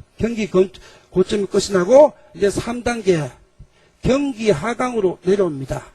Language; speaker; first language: Korean; native; Korean